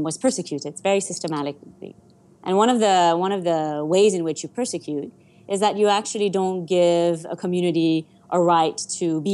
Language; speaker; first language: English; non-native, fluent; Persian